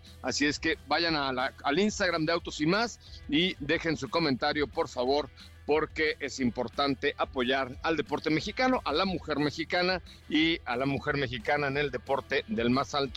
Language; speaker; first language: Spanish; native; Spanish